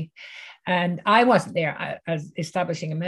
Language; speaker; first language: English; native; English